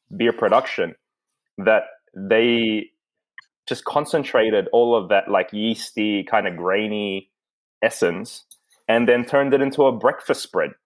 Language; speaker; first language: English; non-native, local second language; Filipino